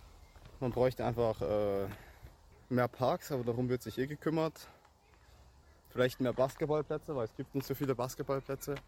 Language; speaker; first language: German; native; German